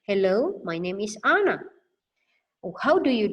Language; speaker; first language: English; non-native, fluent; Indonesian